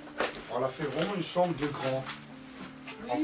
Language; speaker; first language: French; native; French